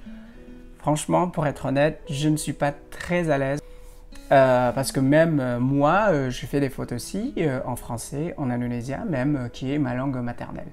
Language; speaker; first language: French; non-native, fluent; Indonesian